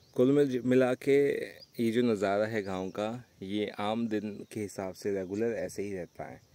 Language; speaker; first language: Hindi; native; Hindi